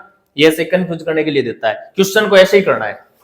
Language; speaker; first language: Hindi; native; Hindi